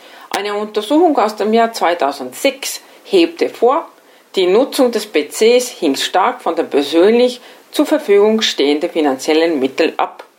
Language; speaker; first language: German; non-native, fluent; Estonian